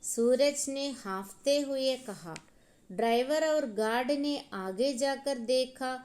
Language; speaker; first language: Hindi; non-native, local second language; Malayalam